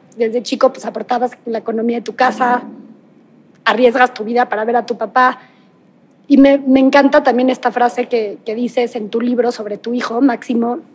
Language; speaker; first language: Spanish; native; Spanish